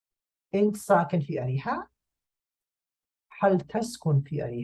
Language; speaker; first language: Arabic; non-native, fluent; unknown